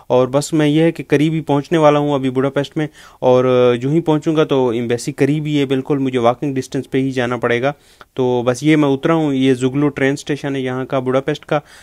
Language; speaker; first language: Urdu; native; Urdu